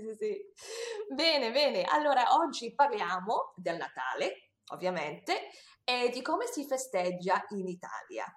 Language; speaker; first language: Italian; non-native, fluent; English